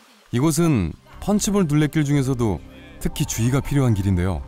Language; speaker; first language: Korean; native; Korean